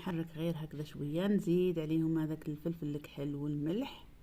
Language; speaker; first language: Arabic; native; Arabic